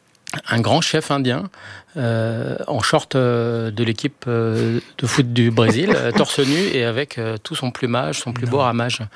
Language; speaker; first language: French; native; French